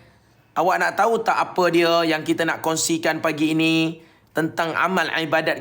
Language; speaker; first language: Malay; native; Malay